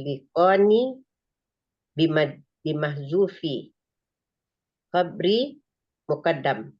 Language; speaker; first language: Arabic; non-native, learner; Indonesian